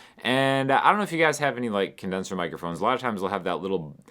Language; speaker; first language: English; native; English